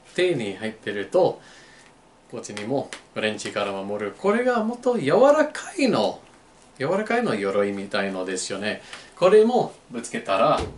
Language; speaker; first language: Japanese; non-native, learner; English